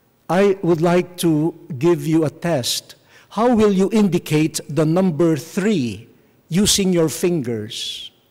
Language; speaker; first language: English; non-native, local second language; Filipino